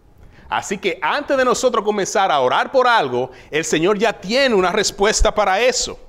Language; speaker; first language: Spanish; native; Spanish